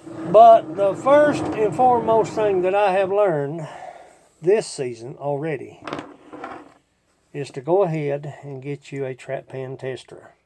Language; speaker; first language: English; native; English